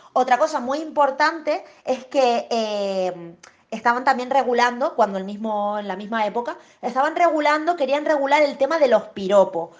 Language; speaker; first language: Spanish; native; Spanish